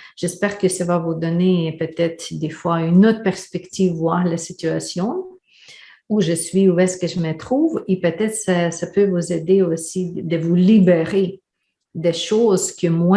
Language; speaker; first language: French; non-native, fluent; Ukrainian